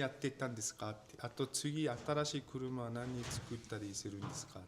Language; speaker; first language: Japanese; non-native, fluent; Mongolian